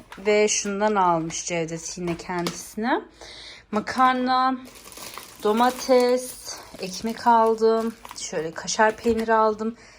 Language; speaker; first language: Turkish; early bilingual, heritage; Turkish